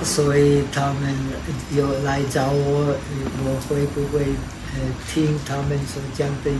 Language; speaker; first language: Chinese; non-native, fluent; Czech